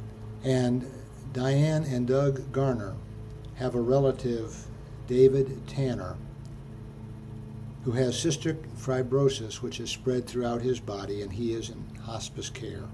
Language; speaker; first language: English; native; English